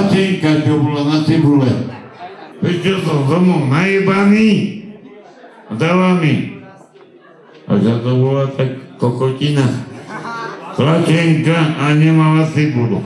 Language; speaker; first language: Slovak; native; Slovak